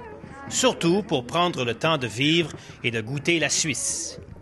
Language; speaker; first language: French; native; French